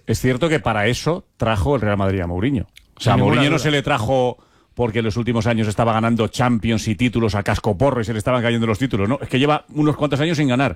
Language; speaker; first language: Spanish; native; Spanish